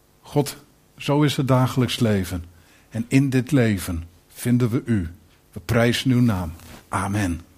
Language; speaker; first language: Dutch; native; Dutch